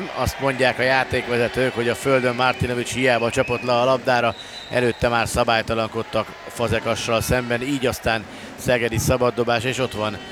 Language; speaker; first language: Hungarian; native; Hungarian